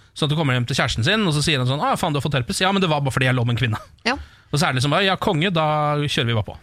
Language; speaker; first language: Norwegian; native; Norwegian